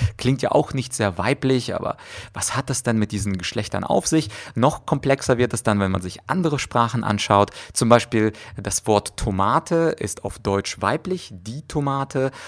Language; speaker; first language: German; early bilingual, other home language; Russian